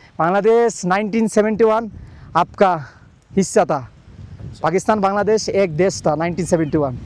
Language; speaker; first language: Hindi; non-native, learner; Bangla